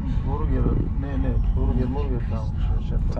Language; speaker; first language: Russian; non-native, learner; Tajik